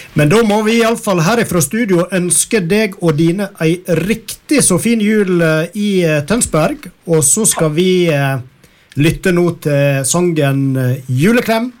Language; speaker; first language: Norwegian; native; Norwegian